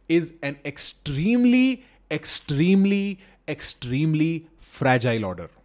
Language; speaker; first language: Hindi; native; Hindi